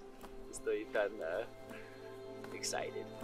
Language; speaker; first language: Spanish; early bilingual, heritage; English